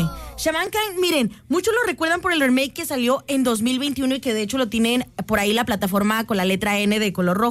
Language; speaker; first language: Spanish; native; Spanish